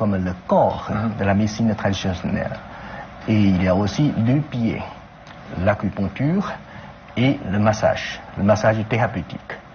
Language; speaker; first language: French; non-native, fluent; Chinese